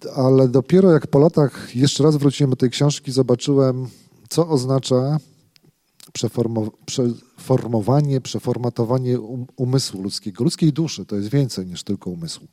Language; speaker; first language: Polish; native; Polish